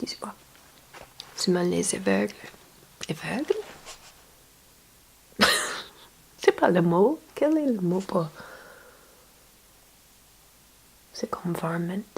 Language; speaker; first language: French; non-native, learner; English